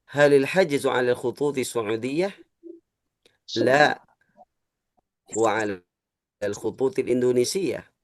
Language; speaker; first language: Arabic; non-native, fluent; Indonesian